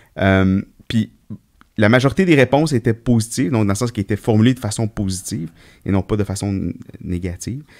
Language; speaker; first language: French; native; French